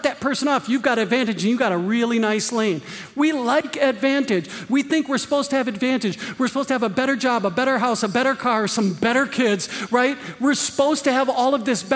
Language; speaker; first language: English; native; English